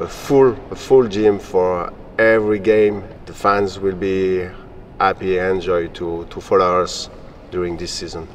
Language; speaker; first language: English; non-native, fluent; French